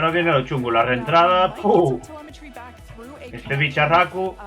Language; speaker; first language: Spanish; native; Spanish